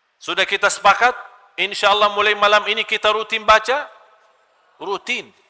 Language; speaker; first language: Malay; non-native, fluent; Arabic